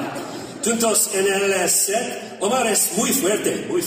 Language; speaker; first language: Spanish; non-native, learner; English